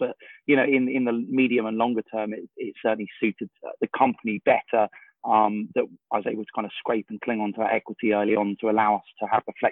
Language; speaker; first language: English; native; English